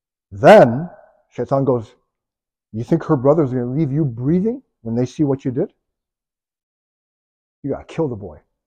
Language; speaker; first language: English; native; English